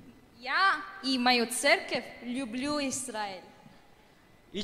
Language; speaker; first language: Russian; non-native, fluent; Korean